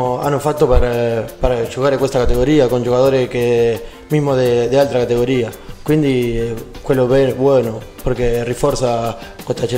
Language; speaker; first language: Italian; non-native, learner; Spanish